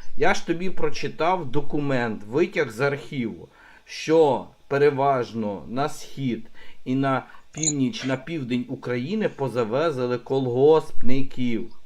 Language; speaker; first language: Ukrainian; non-native, local second language; Russian